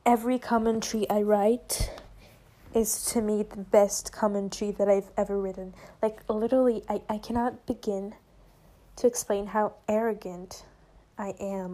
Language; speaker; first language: English; non-native, fluent; French